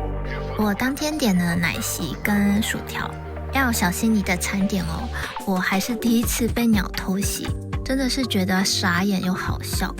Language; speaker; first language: Chinese; native; Chinese